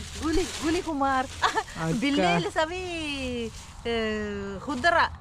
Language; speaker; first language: Arabic; non-native, learner; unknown